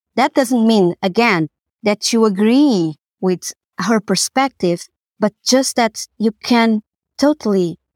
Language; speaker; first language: English; non-native, fluent; Portuguese